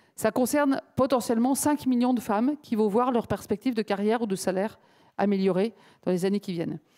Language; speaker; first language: French; native; French